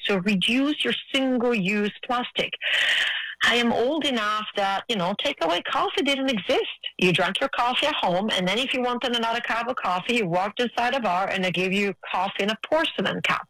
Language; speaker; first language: English; non-native, fluent; Italian